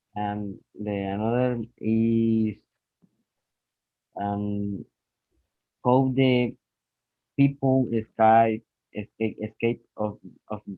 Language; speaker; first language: English; non-native, learner; Spanish